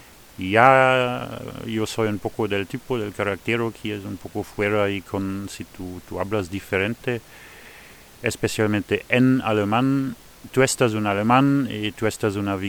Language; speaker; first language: Spanish; non-native, fluent; Luxembourgish